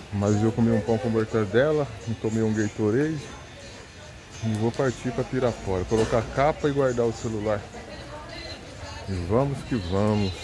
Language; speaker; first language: Portuguese; native; Portuguese